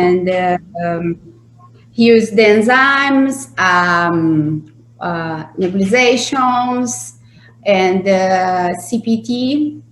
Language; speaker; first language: English; non-native, learner; Portuguese